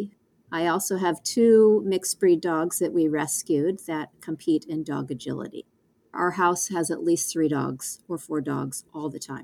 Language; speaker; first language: English; native; English